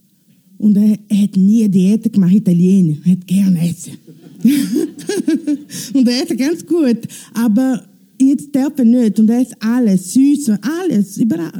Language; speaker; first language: German; non-native, learner; Italian